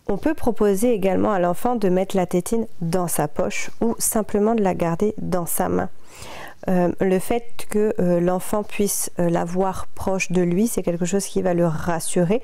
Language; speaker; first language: French; native; French